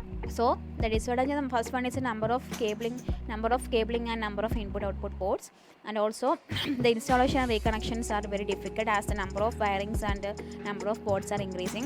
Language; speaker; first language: English; non-native, local second language; Malayalam